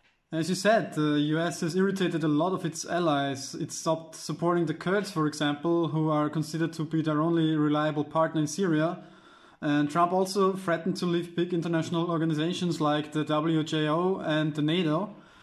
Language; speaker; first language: English; non-native, fluent; German